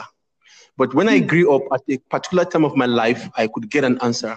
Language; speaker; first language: English; non-native, local second language; Igbo